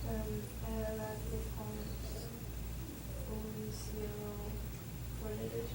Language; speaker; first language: French; non-native, learner; English